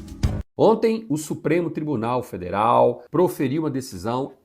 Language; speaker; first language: Portuguese; native; Portuguese